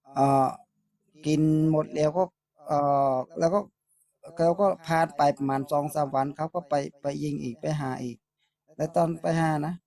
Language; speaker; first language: Thai; non-native, fluent; Khmer